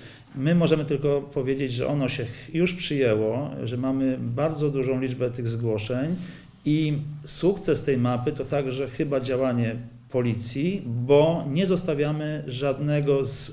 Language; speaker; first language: Polish; native; Polish